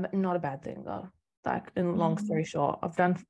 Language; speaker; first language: English; native; English